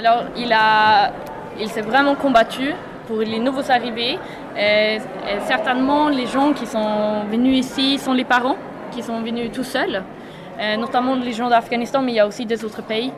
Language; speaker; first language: French; non-native, fluent; Swedish